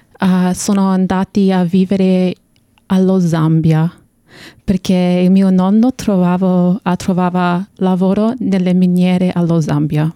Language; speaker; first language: Italian; non-native, fluent; English